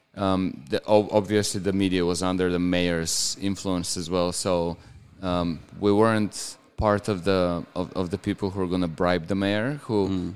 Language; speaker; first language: English; non-native, fluent; Bulgarian